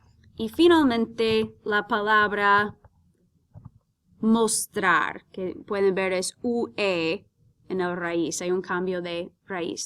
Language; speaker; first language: Spanish; non-native, fluent; English